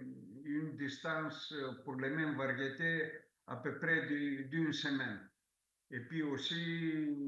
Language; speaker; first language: French; non-native, fluent; Greek